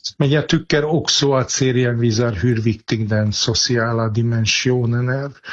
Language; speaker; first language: Swedish; non-native, fluent; Hungarian